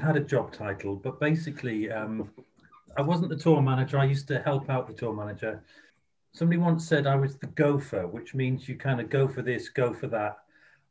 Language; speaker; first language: English; native; English